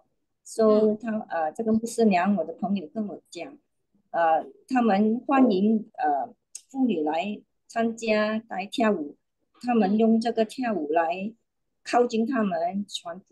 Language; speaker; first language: Chinese; non-native, learner; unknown